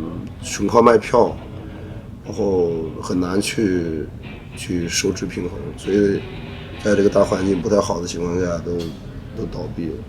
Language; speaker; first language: Chinese; native; Chinese